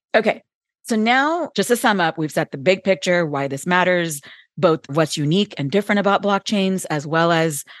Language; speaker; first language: English; native; English